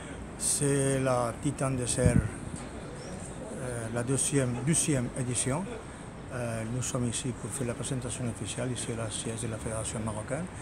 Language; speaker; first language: French; non-native, fluent; Spanish